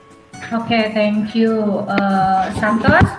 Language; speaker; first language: English; non-native, learner; Indonesian